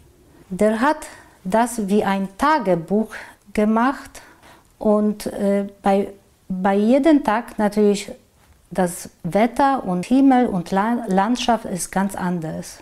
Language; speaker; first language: German; non-native, fluent; Polish